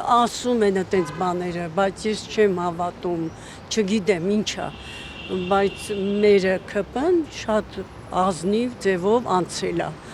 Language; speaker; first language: Armenian; native; Armenian